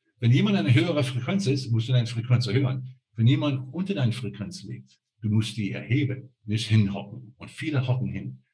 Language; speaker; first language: German; non-native, fluent; English